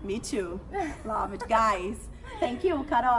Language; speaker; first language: English; non-native, fluent; Portuguese